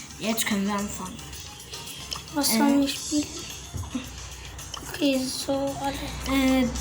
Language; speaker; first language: German; early bilingual, other home language; Turkish